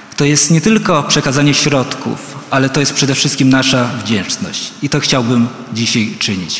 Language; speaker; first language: Polish; native; Polish